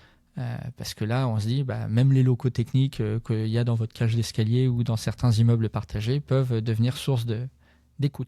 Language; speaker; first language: French; native; French